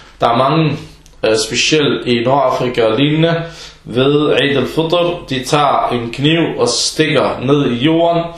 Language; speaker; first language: Danish; early bilingual, other home language; Arabic